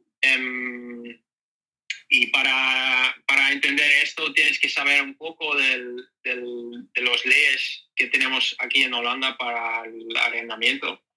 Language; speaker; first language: Spanish; non-native, learner; Dutch